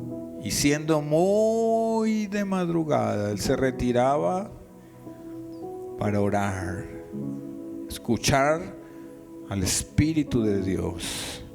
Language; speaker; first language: Spanish; native; Spanish